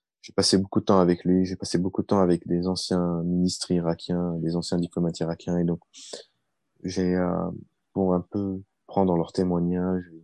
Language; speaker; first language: French; early bilingual, other home language; Arabic